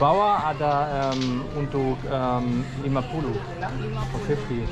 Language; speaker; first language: Indonesian; non-native, learner; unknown